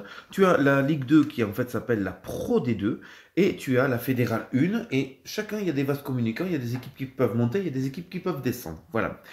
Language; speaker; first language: French; native; French